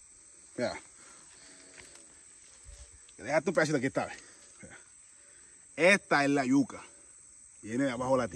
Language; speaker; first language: Spanish; native; Spanish